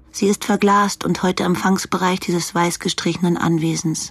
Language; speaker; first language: German; native; German